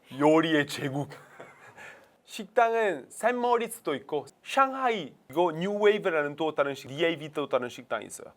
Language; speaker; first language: Korean; non-native, fluent; Italian